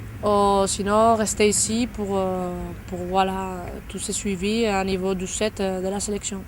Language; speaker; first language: French; non-native, fluent; Spanish